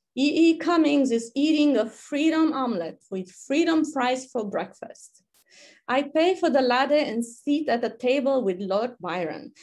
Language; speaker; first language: English; non-native, fluent; Romanian